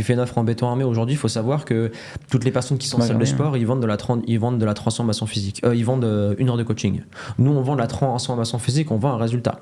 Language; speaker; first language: French; native; French